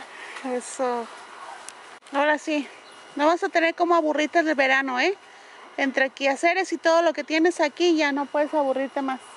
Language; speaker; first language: Spanish; native; Spanish